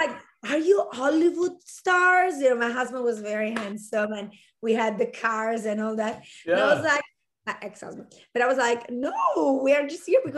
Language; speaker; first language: English; non-native, fluent; Italian